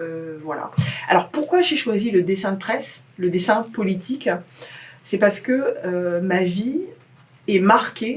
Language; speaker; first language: French; native; French